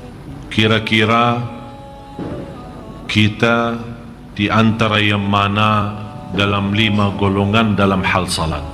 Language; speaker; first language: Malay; non-native, fluent; Arabic